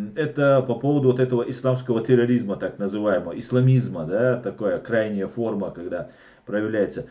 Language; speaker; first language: Russian; non-native, local second language; Chechen